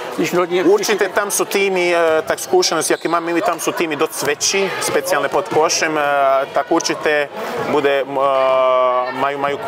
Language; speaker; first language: Czech; non-native, learner; Croatian